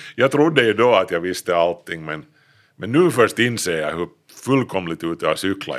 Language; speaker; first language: Swedish; native; Swedish